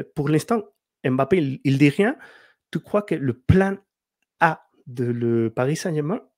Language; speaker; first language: French; non-native, learner; Spanish